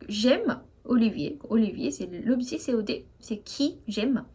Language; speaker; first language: French; non-native, fluent; Korean